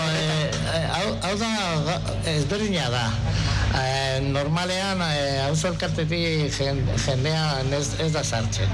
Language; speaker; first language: Basque; non-native, local second language; Spanish